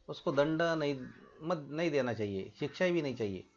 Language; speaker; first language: Hindi; non-native, local second language; Marathi